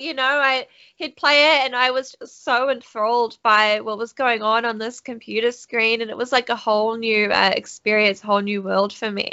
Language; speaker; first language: English; native; English